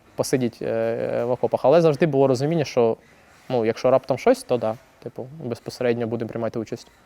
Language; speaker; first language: Ukrainian; native; Ukrainian